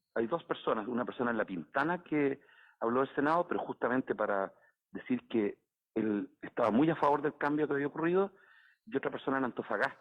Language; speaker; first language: Spanish; native; Spanish